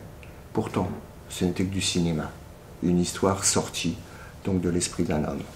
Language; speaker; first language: French; native; French